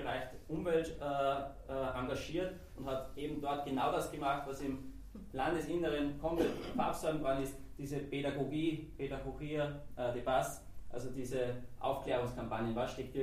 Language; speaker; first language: German; native; German